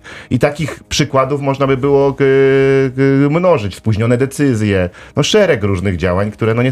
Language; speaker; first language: Polish; native; Polish